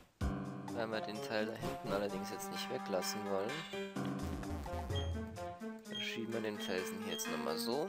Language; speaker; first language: German; native; German